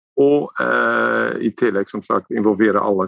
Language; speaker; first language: Norwegian; non-native, fluent; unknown